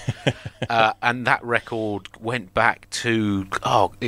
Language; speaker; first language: English; native; English